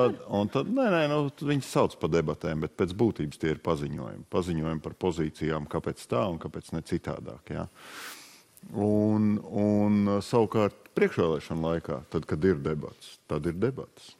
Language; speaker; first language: Latvian; native; Latvian